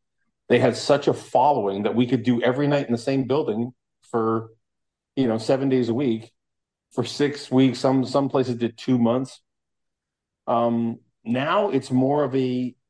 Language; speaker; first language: English; native; English